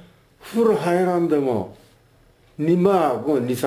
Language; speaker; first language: Japanese; native; Japanese